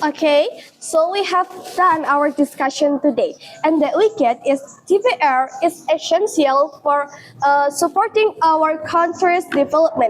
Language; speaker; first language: English; non-native, learner; Indonesian